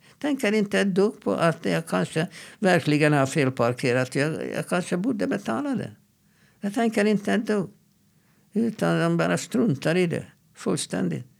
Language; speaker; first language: Swedish; non-native, fluent; Hungarian